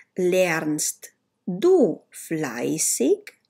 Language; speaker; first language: German; non-native, learner; Romanian